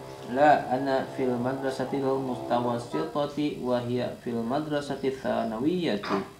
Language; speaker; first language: Arabic; non-native, learner; Indonesian